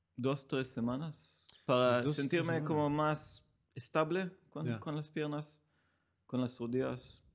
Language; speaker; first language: Spanish; non-native, fluent; Hebrew